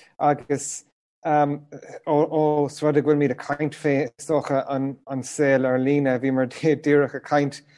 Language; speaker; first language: Irish; non-native, local second language; English